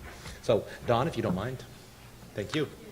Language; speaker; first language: English; native; English